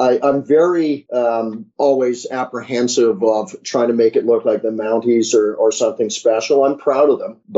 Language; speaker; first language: English; native; English